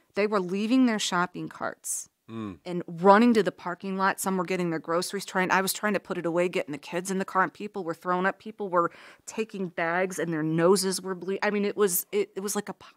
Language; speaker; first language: English; native; English